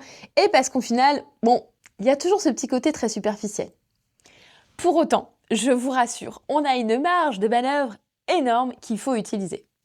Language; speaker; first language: French; native; French